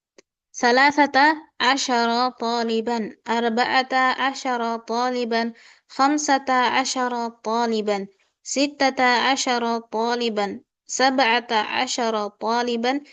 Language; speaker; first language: Arabic; non-native, fluent; Indonesian